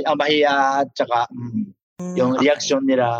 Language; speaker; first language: Filipino; non-native, learner; Japanese